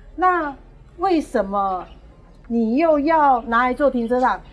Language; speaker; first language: Chinese; native; Chinese